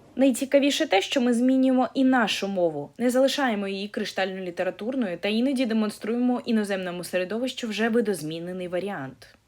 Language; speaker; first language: Ukrainian; native; Ukrainian